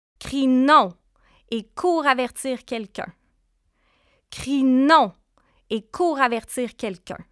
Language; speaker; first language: French; native; French